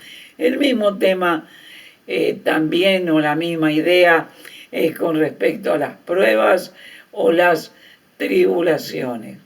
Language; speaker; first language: Spanish; native; Spanish